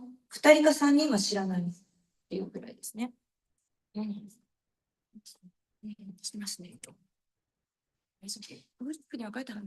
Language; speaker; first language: Japanese; native; Japanese